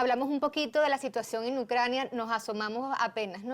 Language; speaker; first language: Spanish; native; Spanish